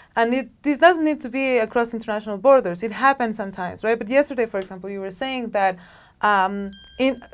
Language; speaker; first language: English; non-native, fluent; Spanish